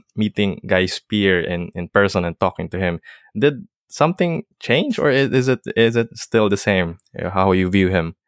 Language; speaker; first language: English; non-native, local second language; Filipino